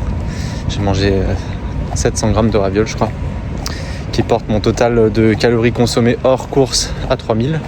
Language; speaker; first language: French; native; French